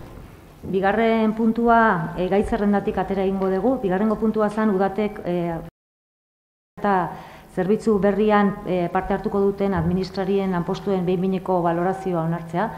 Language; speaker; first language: Basque; native; Basque